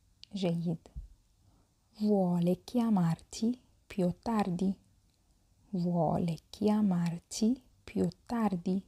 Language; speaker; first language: Italian; non-native, fluent; Arabic